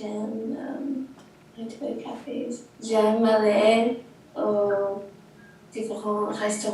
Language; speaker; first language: French; non-native, learner; English